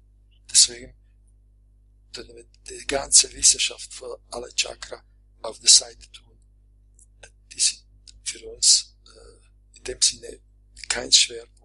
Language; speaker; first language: German; non-native, fluent; Croatian